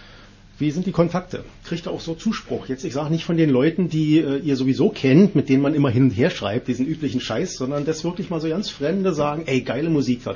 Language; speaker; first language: German; native; German